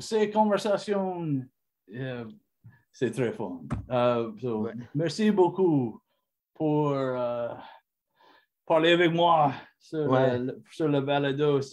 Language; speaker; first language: French; non-native, learner; English